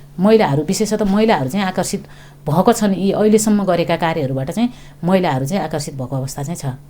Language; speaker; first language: Nepali; native; Nepali